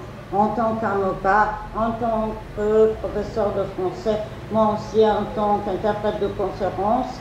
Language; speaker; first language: French; non-native, fluent; Italian